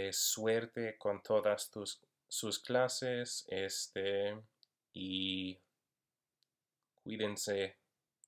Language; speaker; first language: Spanish; non-native, fluent; English